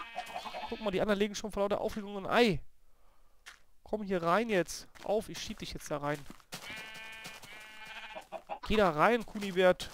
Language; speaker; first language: German; native; German